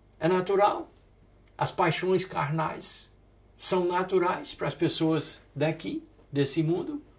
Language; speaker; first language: Portuguese; early bilingual, other home language; English